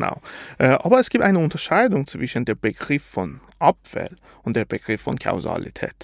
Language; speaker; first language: German; non-native, fluent; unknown